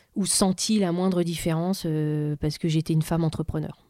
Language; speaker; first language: French; native; French